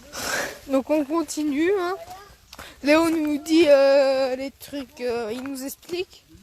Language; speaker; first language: French; native; French